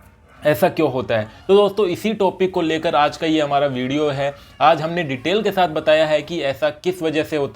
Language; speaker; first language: Hindi; native; Hindi